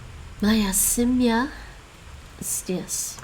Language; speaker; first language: Russian; non-native, learner; Dutch